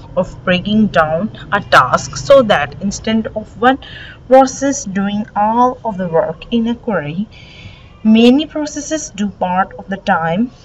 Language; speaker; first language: English; non-native, local second language; Urdu